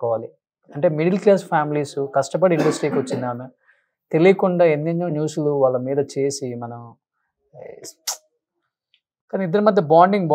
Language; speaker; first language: Telugu; native; Telugu